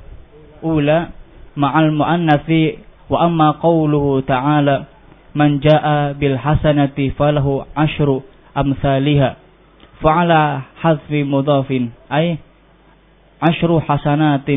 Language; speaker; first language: Arabic; non-native, fluent; Indonesian